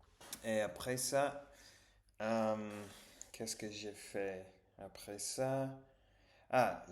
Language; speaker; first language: French; non-native, learner; English